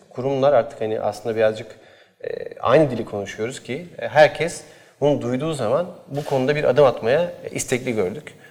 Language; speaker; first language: Turkish; native; Turkish